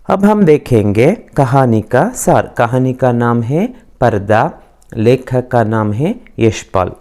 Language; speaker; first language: Hindi; non-native, local second language; Kannada